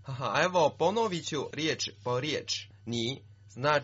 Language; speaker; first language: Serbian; non-native, fluent; Chinese